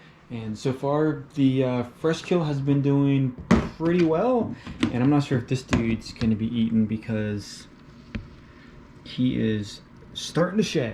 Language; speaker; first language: English; native; English